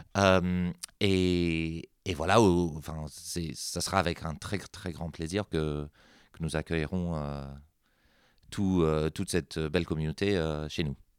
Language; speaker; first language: French; non-native, fluent; English